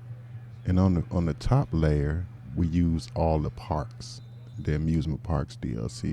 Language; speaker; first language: English; native; English